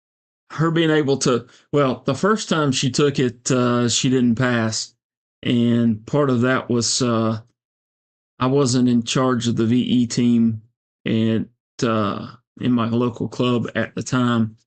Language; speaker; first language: English; native; English